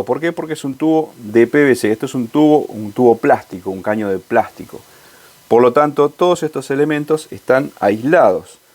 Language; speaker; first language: Spanish; native; Spanish